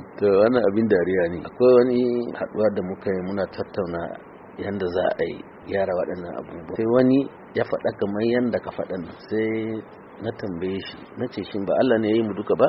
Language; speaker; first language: Hausa; non-native, local second language; Fula